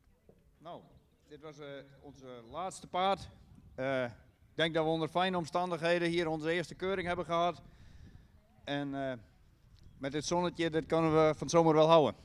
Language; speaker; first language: Dutch; native; Dutch